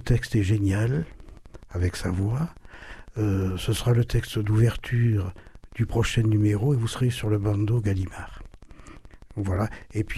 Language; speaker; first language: French; non-native, local second language; German